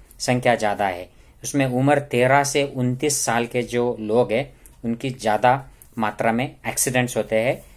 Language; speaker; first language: Hindi; non-native, local second language; Marathi